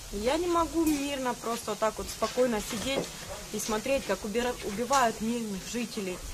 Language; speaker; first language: Russian; native; Russian